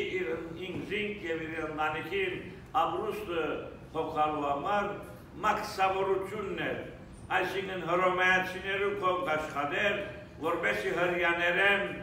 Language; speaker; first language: Armenian; early bilingual, heritage; Armenian